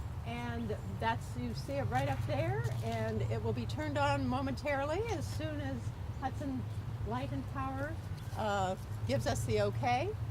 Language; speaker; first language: English; native; English